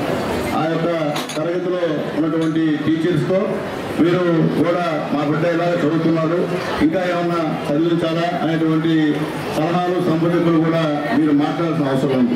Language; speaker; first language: Telugu; native; Telugu